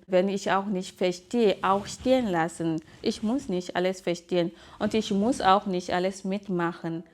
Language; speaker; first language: German; non-native, fluent; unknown